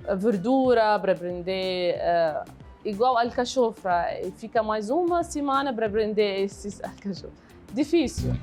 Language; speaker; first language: Portuguese; non-native, learner; Arabic